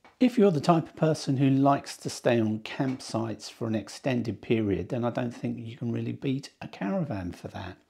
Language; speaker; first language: English; native; English